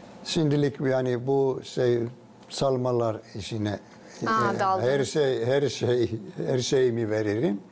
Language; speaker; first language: Turkish; non-native, fluent; Finnish